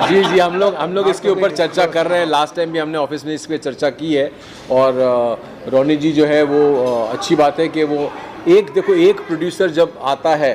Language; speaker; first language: Hindi; native; Hindi